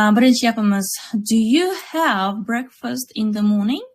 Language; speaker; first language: English; non-native, fluent; Uzbek